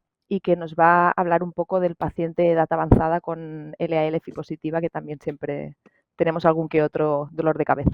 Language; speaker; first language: Spanish; native; Spanish